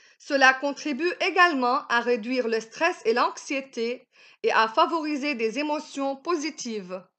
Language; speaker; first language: French; non-native, local second language; Arabic